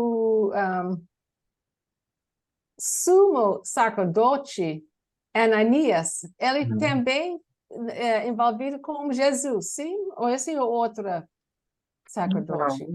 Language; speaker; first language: Portuguese; non-native, learner; English